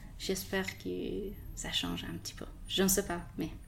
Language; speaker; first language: French; non-native, learner; Persian